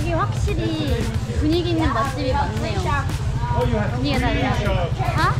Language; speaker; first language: Korean; native; Korean